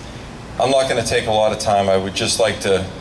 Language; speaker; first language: English; native; English